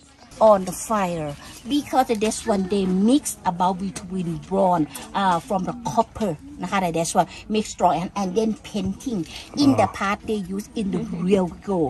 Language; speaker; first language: English; non-native, learner; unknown